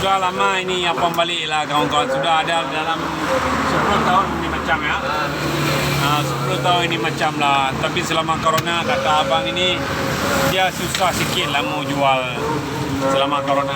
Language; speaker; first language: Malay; non-native, local second language; Achinese